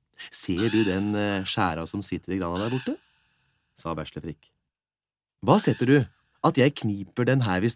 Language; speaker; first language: Norwegian; native; Norwegian